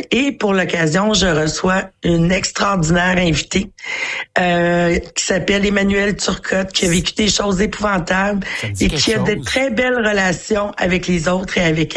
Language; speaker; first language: French; native; French